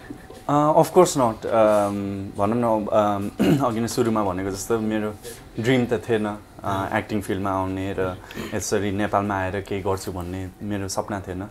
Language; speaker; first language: Nepali; early bilingual, heritage; Nepali